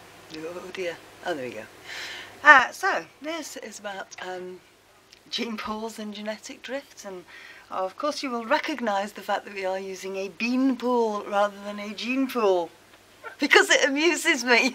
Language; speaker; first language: English; native; English